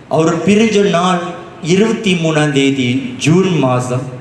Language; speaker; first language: Tamil; native; Tamil